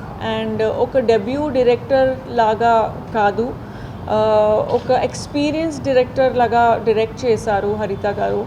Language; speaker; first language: Telugu; non-native, fluent; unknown